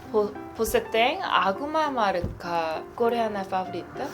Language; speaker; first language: Portuguese; non-native, learner; Korean